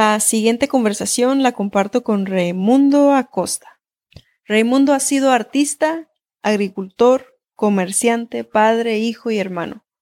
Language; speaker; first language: Spanish; early bilingual, heritage; Spanish